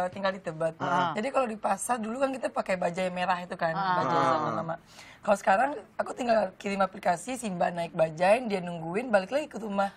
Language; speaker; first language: Indonesian; native; Indonesian